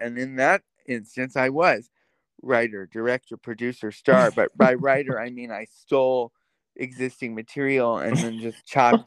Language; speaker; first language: English; native; English